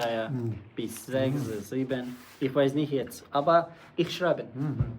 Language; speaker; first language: German; non-native, learner; Turkish